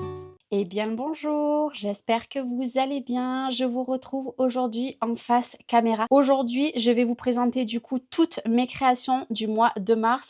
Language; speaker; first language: French; native; French